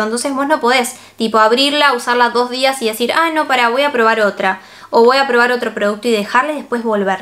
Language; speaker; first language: Spanish; native; Spanish